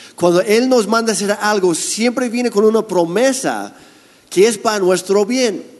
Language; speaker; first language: Spanish; non-native, fluent; English